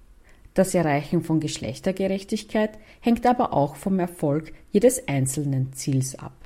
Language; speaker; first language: German; native; German